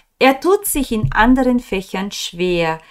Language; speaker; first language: German; non-native, fluent; Turkish